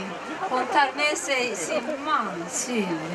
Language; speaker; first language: Swedish; non-native, learner; Japanese